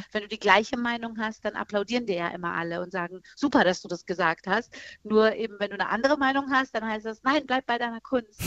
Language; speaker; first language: German; early bilingual, other home language; Persian